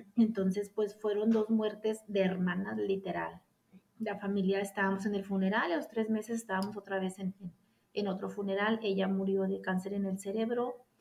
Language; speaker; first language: Spanish; native; Spanish